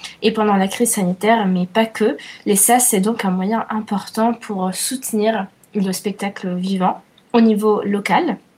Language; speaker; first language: French; non-native, fluent; Italian